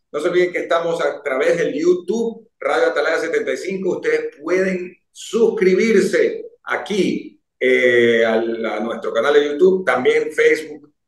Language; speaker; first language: Spanish; native; Spanish